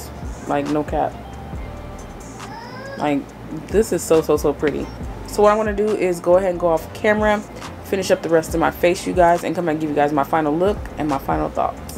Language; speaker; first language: English; native; English